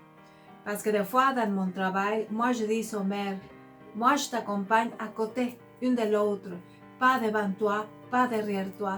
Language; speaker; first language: French; non-native, fluent; Spanish